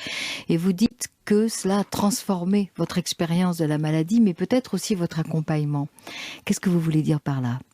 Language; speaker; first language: French; native; French